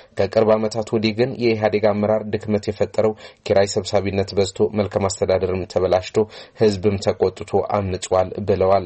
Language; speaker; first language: Amharic; non-native, local second language; Tigrinya